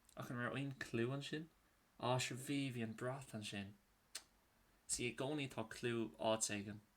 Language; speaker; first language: Irish; native; Irish